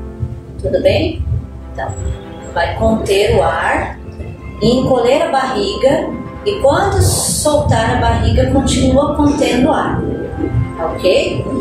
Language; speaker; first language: Portuguese; native; Portuguese